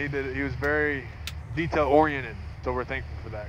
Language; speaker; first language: English; native; English